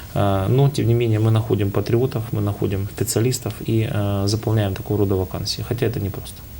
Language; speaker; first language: Russian; native; Russian